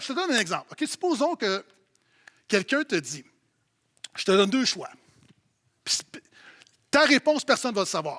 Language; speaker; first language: French; native; French